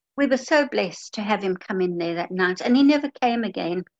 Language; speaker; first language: English; native; English